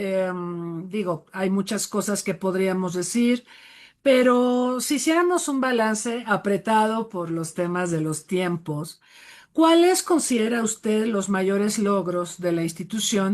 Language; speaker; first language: Spanish; native; Spanish